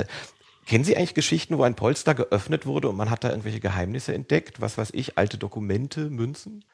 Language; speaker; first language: German; native; German